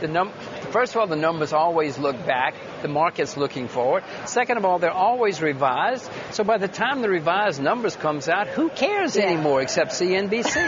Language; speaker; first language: English; native; English